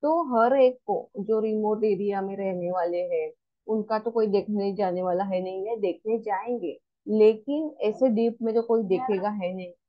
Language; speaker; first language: Hindi; non-native, local second language; Marathi